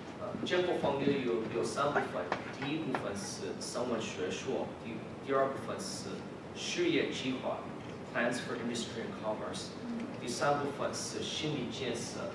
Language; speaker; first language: Chinese; early bilingual, heritage; English